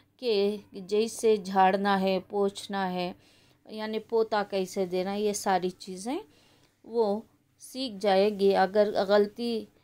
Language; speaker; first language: Hindi; non-native, local second language; Kannada